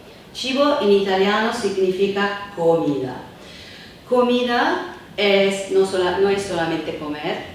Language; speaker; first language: Spanish; non-native, fluent; Italian